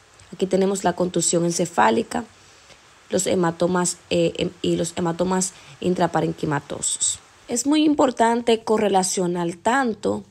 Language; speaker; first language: Spanish; native; Spanish